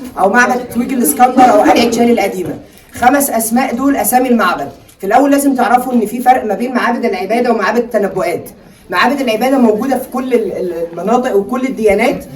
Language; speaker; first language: Egyptian Arabic; non-native, local second language; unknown